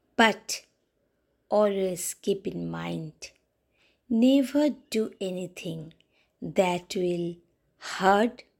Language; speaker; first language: English; non-native, local second language; Bangla